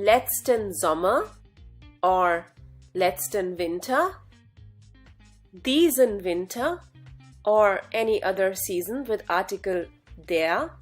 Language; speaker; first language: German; non-native, fluent; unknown